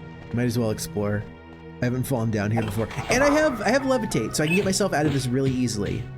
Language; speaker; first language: English; native; English